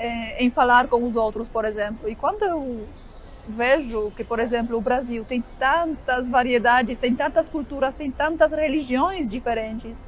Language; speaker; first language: Portuguese; non-native, fluent; Polish